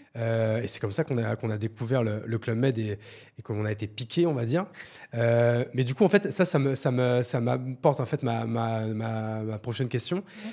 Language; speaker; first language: French; native; French